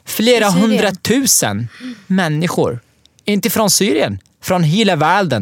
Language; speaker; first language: Swedish; non-native, learner; Arabic